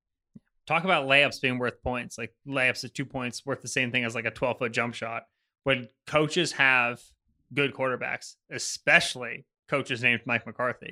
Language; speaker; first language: English; native; English